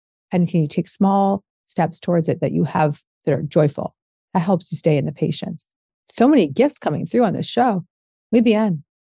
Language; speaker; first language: English; native; English